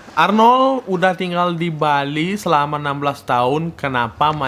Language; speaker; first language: Indonesian; non-native, fluent; Russian